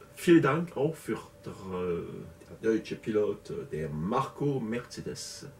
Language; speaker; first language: German; non-native, learner; French